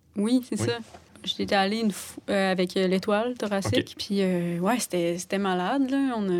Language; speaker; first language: French; native; French